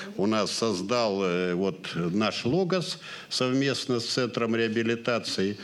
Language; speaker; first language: Russian; native; Russian